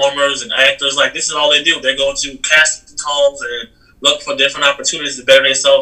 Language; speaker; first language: English; native; English